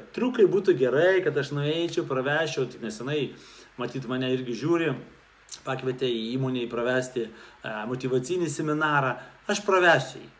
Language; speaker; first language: Lithuanian; non-native, local second language; Russian